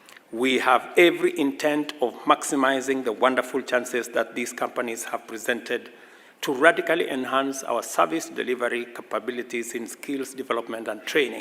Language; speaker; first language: English; non-native, local second language; Swahili